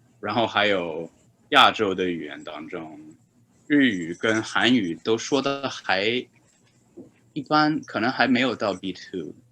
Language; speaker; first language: Chinese; native; Chinese